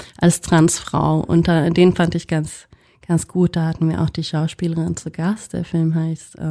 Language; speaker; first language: German; non-native, fluent; Swedish